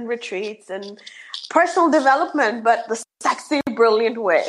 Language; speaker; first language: English; non-native, local second language; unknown